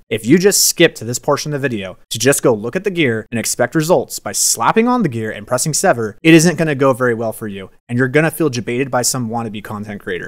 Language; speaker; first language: English; native; English